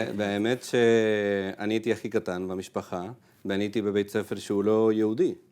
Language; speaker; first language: Hebrew; non-native, fluent; Spanish